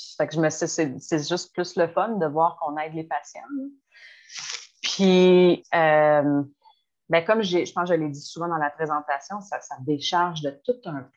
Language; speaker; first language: French; native; French